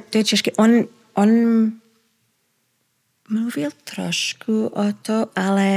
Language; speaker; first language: Czech; early bilingual, heritage; Czech